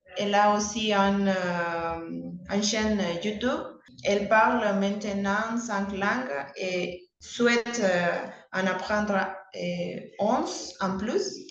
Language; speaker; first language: French; non-native, learner; Spanish